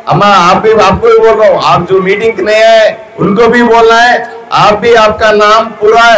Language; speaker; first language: Hindi; non-native, local second language; Telugu